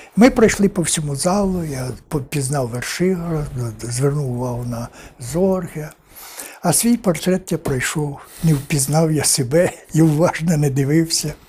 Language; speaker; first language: Ukrainian; native; Ukrainian